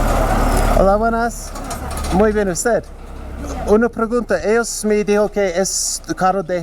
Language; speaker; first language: Spanish; non-native, learner; English